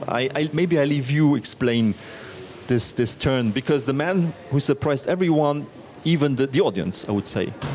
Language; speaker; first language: English; non-native, fluent; Luxembourgish